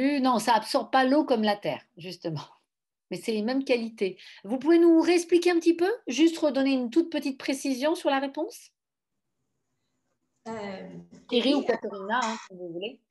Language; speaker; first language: French; native; French